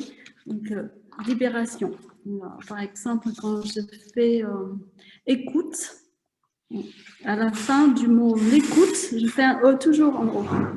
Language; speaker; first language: French; non-native, fluent; Vietnamese